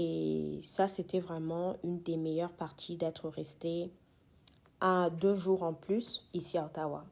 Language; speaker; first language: French; non-native, fluent; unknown